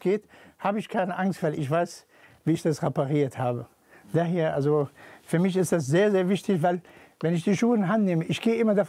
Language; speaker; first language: German; non-native, fluent; Arabic